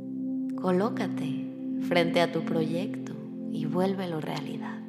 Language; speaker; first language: Spanish; native; Spanish